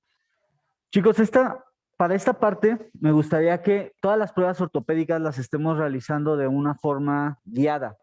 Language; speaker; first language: Spanish; native; Spanish